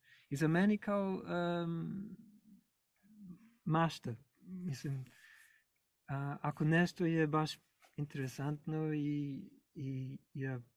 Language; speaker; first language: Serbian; non-native, learner; English